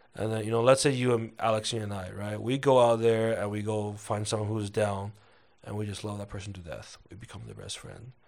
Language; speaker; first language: English; early bilingual, other home language; Chinese